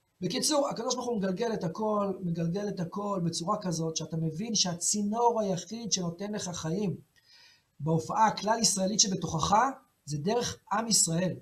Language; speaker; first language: Hebrew; native; Hebrew